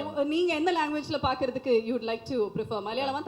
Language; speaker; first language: Tamil; native; Tamil